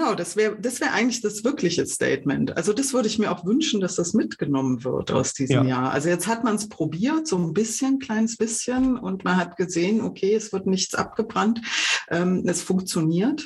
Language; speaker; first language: German; native; German